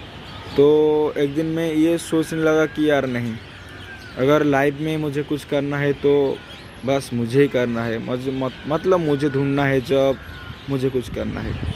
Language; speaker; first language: Hindi; non-native, local second language; Odia